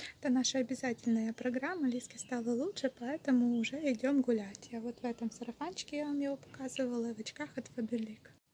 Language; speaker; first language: Russian; non-native, local second language; Ukrainian